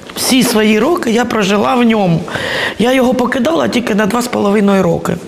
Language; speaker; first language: Ukrainian; native; Ukrainian